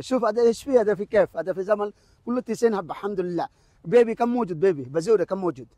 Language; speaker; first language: Arabic; non-native, learner; Bangla